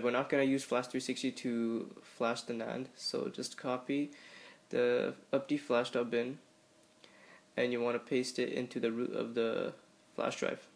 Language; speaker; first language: English; native; English